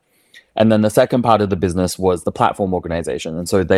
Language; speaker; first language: English; native; English